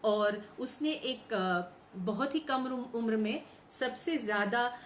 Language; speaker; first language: Hindi; non-native, local second language; Gujarati